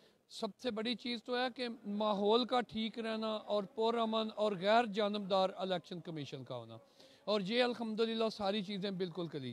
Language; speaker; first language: Hindi; non-native, local second language; Punjabi